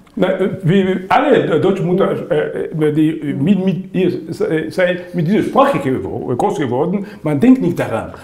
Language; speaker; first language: German; non-native, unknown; Lingala